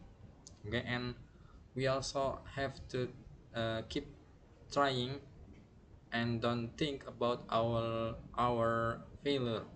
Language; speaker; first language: English; non-native, learner; Indonesian